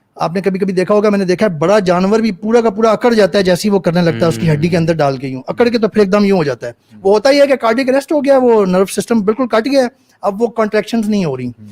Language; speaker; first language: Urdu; native; Urdu